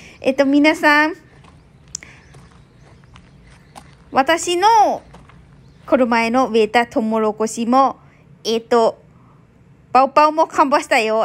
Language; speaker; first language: Japanese; non-native, learner; Thai